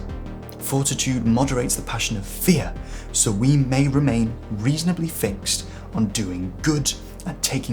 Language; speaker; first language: English; native; English